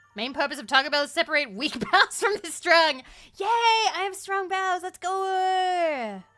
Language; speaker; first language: English; native; English